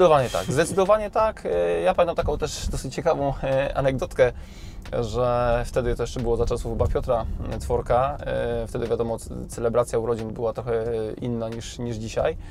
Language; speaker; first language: Polish; native; Polish